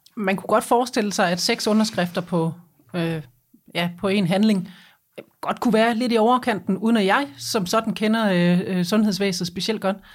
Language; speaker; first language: Danish; native; Danish